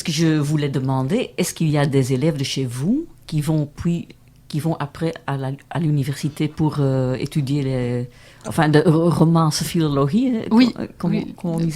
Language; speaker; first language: French; non-native, local second language; Dutch